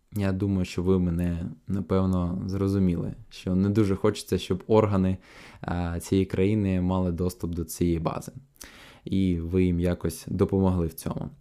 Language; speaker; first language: Ukrainian; non-native, local second language; Russian